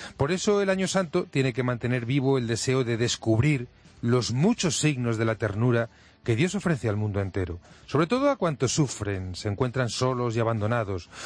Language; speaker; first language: Spanish; native; Spanish